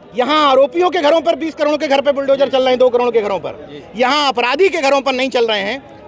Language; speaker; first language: Hindi; native; Hindi